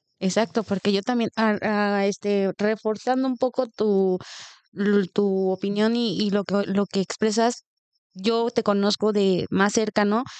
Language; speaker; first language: Spanish; native; Spanish